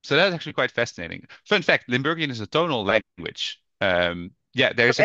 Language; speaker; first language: English; non-native, fluent; Dutch